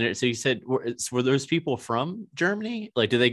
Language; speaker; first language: English; native; English